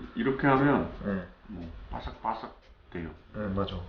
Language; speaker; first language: Korean; non-native, fluent; Danish